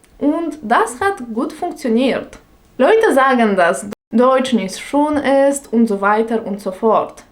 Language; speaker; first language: German; non-native, fluent; Polish